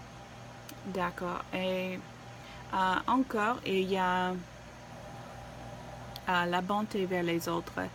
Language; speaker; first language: French; non-native, learner; English